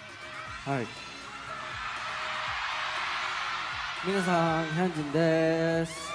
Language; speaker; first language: Japanese; non-native, learner; Korean